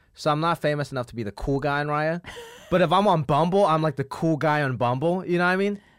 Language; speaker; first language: English; non-native, local second language; Cantonese